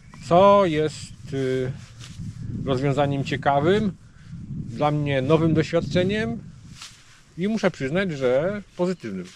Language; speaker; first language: Polish; native; Polish